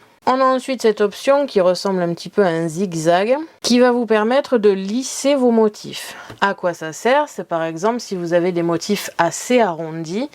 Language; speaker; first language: French; native; French